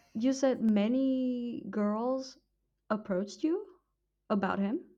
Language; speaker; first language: English; non-native, fluent; Vietnamese